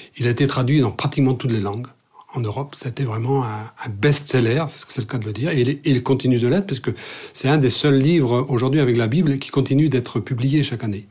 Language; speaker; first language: French; non-native, local second language; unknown